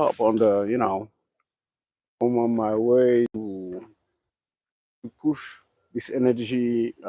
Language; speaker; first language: English; non-native, learner; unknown